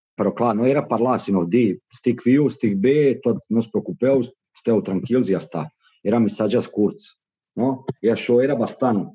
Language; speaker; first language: Catalan; non-native, fluent; Bosnian